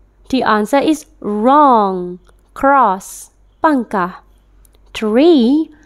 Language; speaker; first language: English; non-native, local second language; Malay